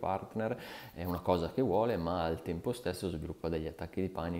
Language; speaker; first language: Italian; native; Italian